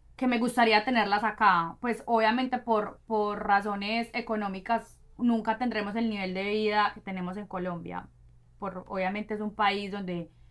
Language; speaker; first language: Spanish; native; Spanish